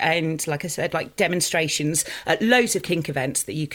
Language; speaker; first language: English; native; English